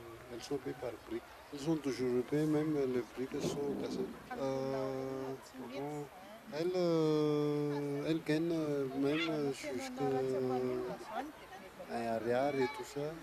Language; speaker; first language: French; non-native, local second language; Malagasy